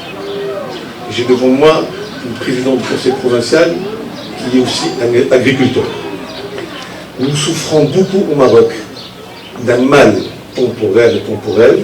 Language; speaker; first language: French; non-native, local second language; Arabic